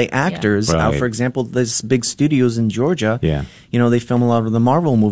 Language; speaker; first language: English; early bilingual, other home language; Polish